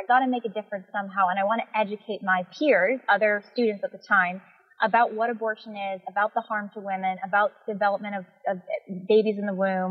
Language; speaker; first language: English; native; English